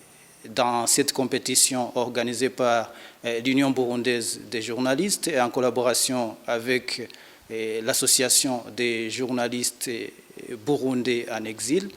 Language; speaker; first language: French; non-native, local second language; Rundi